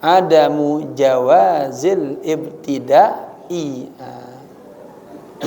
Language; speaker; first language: Arabic; non-native, fluent; Indonesian